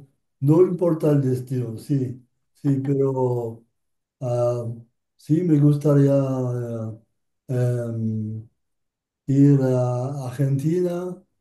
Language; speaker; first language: Spanish; non-native, learner; French